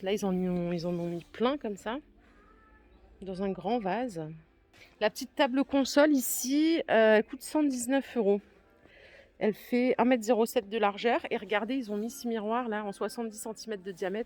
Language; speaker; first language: French; native; French